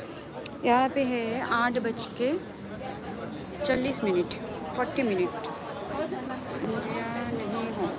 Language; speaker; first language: Hindi; non-native, local second language; Bangla